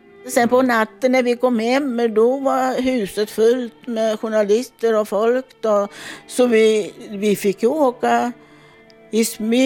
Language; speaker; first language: Swedish; non-native, fluent; Italian